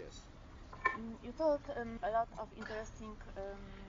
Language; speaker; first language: English; non-native, learner; Polish